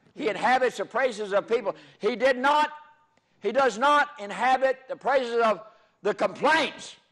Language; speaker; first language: English; native; English